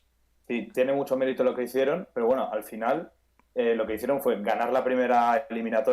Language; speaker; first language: Spanish; native; Spanish